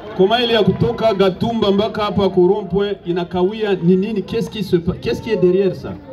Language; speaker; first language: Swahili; native; Swahili